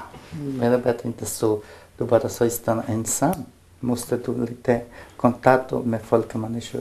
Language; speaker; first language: Swedish; non-native, learner; Portuguese